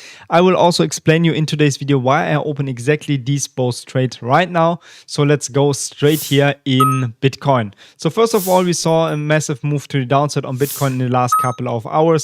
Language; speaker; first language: English; non-native, fluent; German